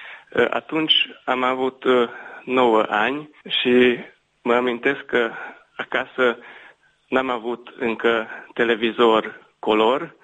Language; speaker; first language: Romanian; early bilingual, heritage; Romanian